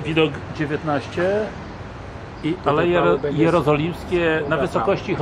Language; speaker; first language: Polish; native; Polish